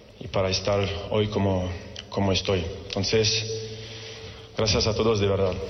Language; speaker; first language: Spanish; non-native, fluent; French